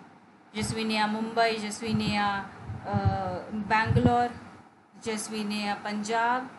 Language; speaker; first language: French; non-native, fluent; Hindi